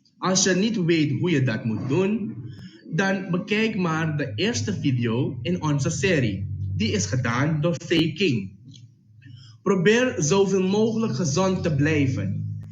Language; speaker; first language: Dutch; native; Dutch